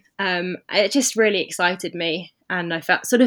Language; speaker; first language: English; native; English